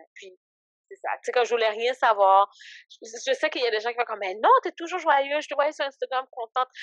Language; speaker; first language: French; early bilingual, other home language; Haitian Creole